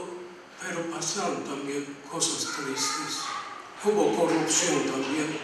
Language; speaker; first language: Spanish; non-native, fluent; Armenian